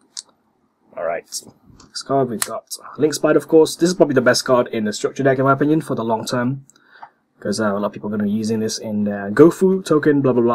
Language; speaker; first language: English; native; English